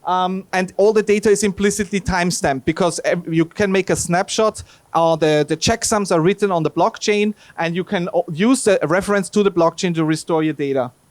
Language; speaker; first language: English; non-native, fluent; German